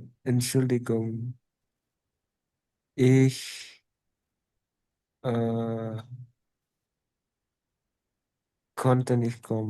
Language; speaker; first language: German; non-native, learner; Indonesian